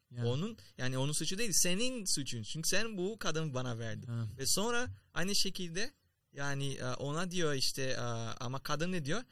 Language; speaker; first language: Turkish; non-native, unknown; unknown